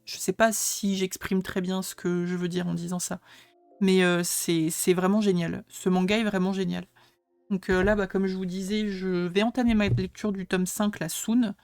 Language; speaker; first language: French; native; French